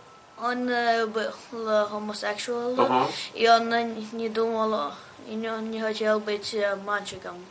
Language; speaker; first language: Russian; early bilingual, heritage; Russian